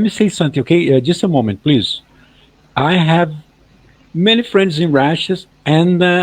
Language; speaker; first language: English; non-native, fluent; Portuguese